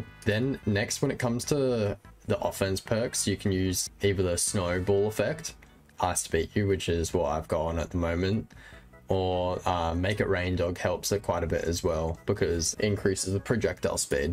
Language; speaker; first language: English; native; English